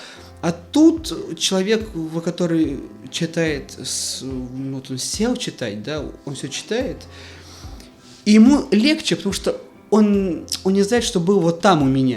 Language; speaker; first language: Russian; native; Russian